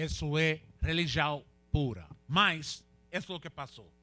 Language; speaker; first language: Portuguese; non-native, learner; Spanish